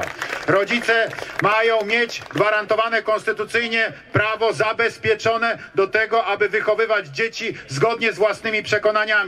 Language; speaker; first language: Polish; native; Polish